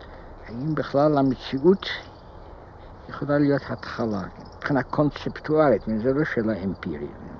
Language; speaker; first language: Hebrew; non-native, fluent; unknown